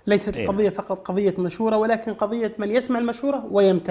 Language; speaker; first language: Arabic; native; Arabic